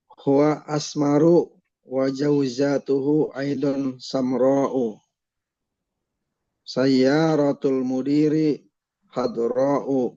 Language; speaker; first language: Arabic; non-native, learner; Indonesian